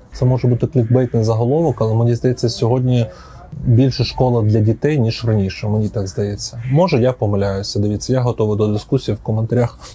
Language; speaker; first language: Ukrainian; native; Ukrainian